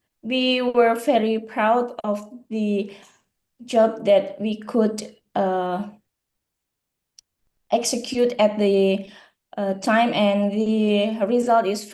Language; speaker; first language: English; non-native, learner; Indonesian